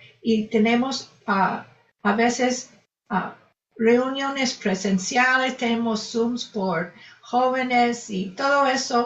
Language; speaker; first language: Spanish; non-native, fluent; English